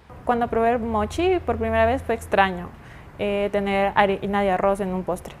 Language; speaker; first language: Spanish; native; Spanish